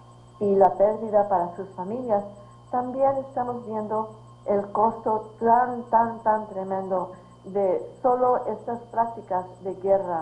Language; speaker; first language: Spanish; early bilingual, heritage; Spanish